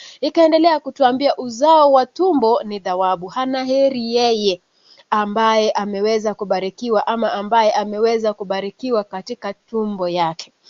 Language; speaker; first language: Swahili; non-native, local second language; Kalenjin